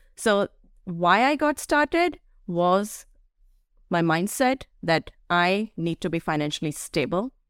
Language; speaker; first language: English; non-native, local second language; Hindi